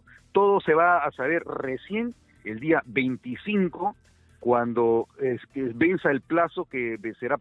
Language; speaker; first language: Spanish; native; Spanish